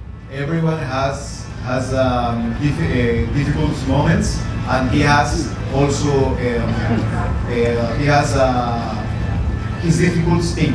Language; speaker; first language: English; non-native, learner; Spanish